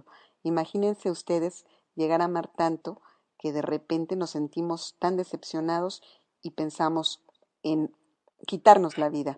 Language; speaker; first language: Spanish; native; Spanish